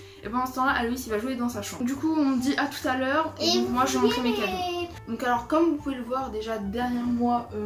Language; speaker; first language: French; native; French